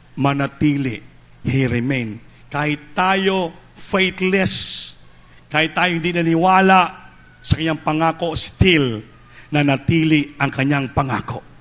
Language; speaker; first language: Filipino; non-native, local second language; Cebuano